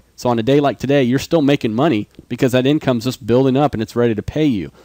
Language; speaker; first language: English; native; English